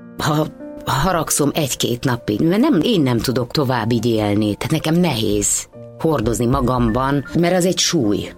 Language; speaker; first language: Hungarian; native; Hungarian